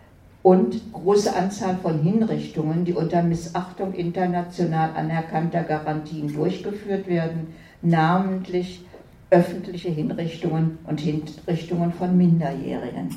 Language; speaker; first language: German; native; German